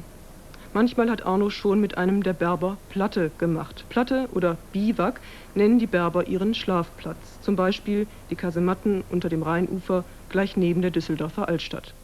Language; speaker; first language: German; native; German